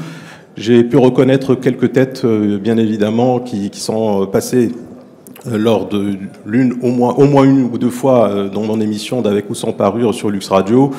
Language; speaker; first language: French; non-native, local second language; Arabic